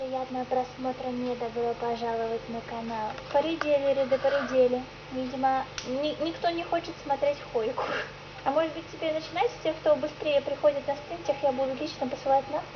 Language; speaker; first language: Russian; native; Russian